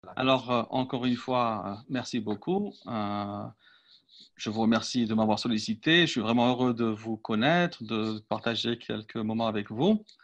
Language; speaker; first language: French; non-native, local second language; Arabic